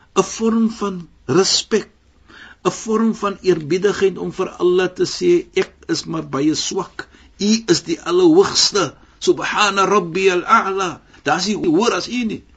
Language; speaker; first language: Afrikaans; non-native, fluent; Arabic